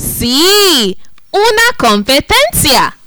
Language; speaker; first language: Spanish; non-native, fluent; English